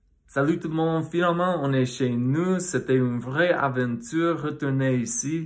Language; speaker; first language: French; non-native, fluent; English